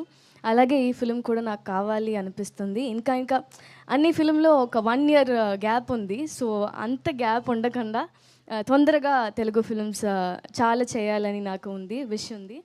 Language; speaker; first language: Telugu; non-native, learner; Tamil